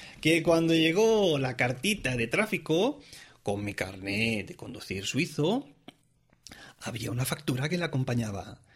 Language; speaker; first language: Spanish; non-native, local second language; Catalan